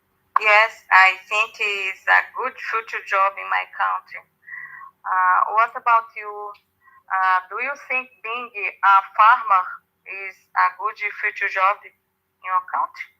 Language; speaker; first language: English; non-native, learner; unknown